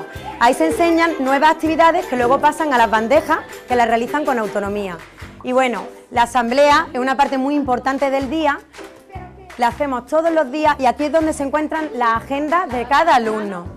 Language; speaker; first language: Spanish; native; Spanish